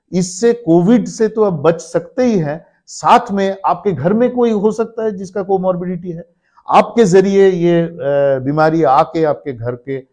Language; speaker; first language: Hindi; non-native, local second language; Bangla